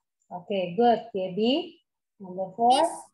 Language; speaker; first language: English; non-native, fluent; Indonesian